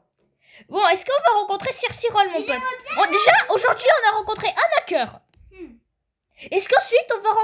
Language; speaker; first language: French; native; French